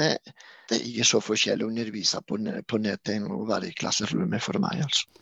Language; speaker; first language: Norwegian; non-native, fluent; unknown